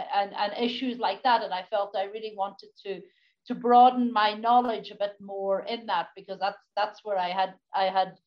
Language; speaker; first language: English; native; English